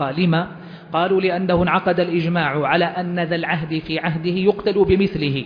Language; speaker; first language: Arabic; native; Arabic